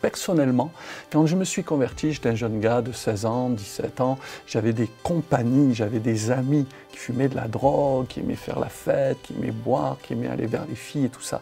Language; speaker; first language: French; native; French